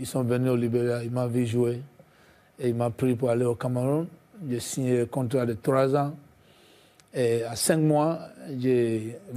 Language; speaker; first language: French; non-native, fluent; English